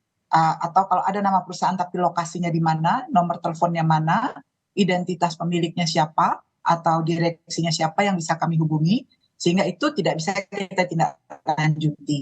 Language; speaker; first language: Indonesian; native; Indonesian